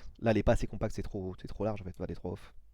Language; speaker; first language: French; native; French